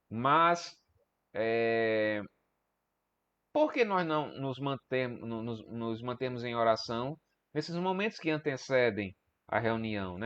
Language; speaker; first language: Portuguese; native; Portuguese